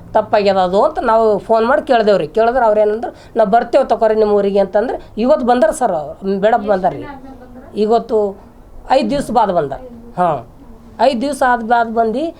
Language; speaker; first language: Kannada; native; Kannada